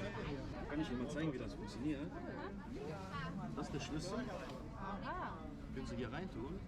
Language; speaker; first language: German; native; German